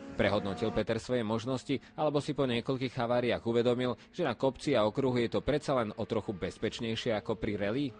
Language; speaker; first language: Slovak; native; Slovak